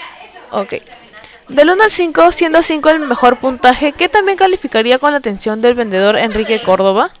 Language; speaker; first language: Spanish; native; Spanish